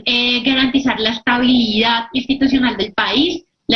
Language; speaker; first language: Spanish; native; Spanish